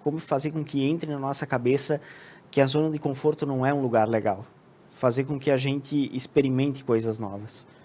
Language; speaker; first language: Portuguese; native; Portuguese